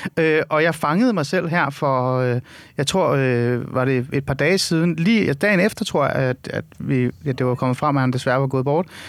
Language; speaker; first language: Danish; early bilingual, other home language; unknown